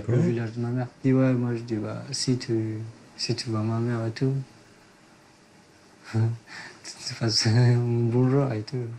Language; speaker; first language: French; non-native, fluent; Persian